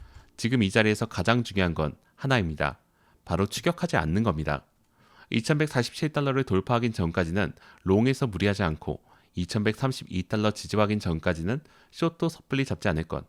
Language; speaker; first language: Korean; native; Korean